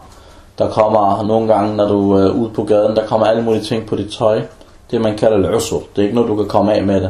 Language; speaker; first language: Danish; non-native, fluent; Arabic